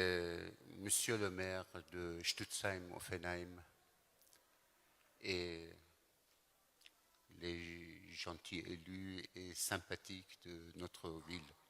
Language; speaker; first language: French; non-native, fluent; Persian